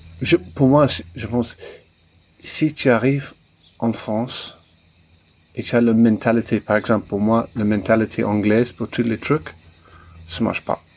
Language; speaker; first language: French; non-native, learner; English